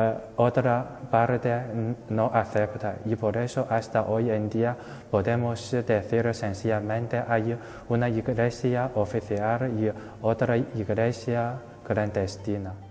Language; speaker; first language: Spanish; non-native, fluent; Chinese